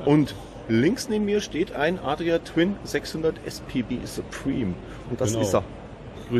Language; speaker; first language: German; native; German